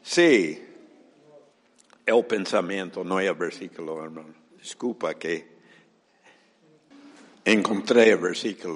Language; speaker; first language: Portuguese; non-native, fluent; Spanish